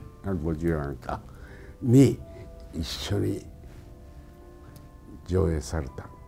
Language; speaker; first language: Japanese; native; Japanese